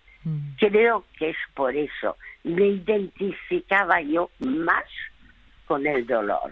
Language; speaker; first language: Spanish; early bilingual, other home language; French